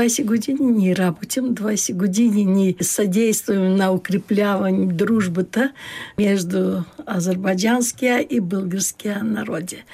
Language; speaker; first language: Bulgarian; early bilingual, heritage; Bulgarian